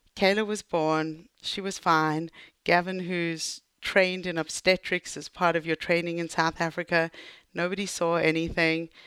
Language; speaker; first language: English; native; English